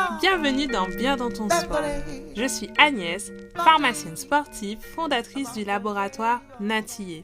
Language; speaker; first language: French; native; French